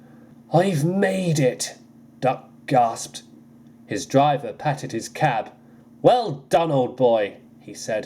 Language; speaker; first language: English; native; English